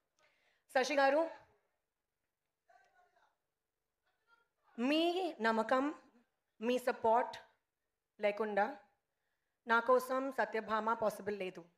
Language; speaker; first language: Telugu; non-native, local second language; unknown